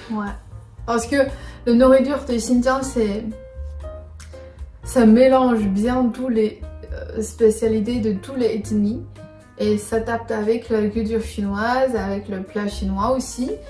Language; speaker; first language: French; non-native, learner; Chinese